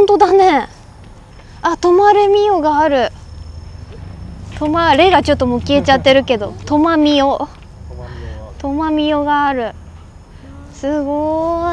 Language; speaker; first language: Japanese; native; Japanese